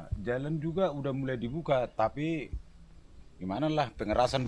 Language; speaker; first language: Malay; non-native, local second language; Batak Toba